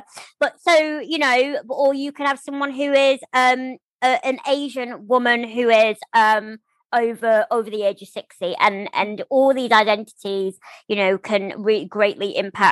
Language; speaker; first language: English; native; English